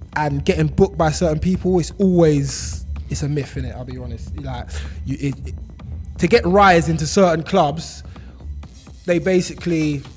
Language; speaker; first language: English; native; English